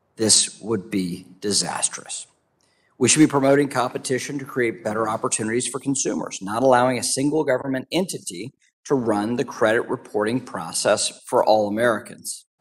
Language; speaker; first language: English; native; English